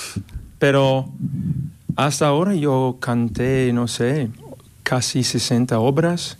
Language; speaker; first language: Spanish; non-native, learner; English